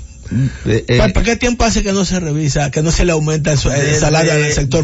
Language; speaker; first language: Spanish; native; Spanish